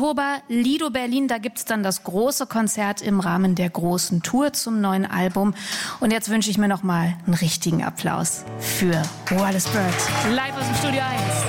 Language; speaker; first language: German; native; German